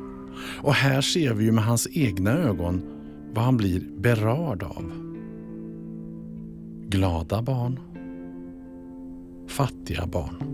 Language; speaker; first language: Swedish; native; Swedish